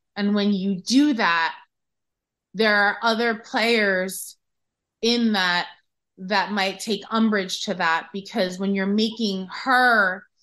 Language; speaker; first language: English; native; English